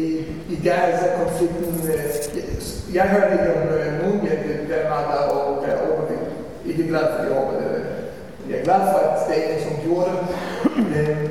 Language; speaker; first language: Danish; non-native, fluent; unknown